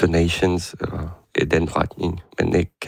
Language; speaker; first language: Danish; non-native, learner; Ukrainian